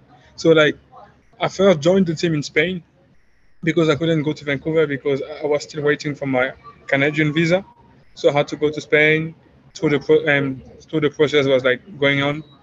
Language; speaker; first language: English; non-native, fluent; French